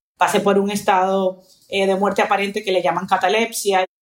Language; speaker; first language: Spanish; native; Spanish